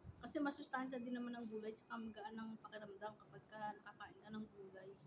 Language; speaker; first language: Filipino; native; Filipino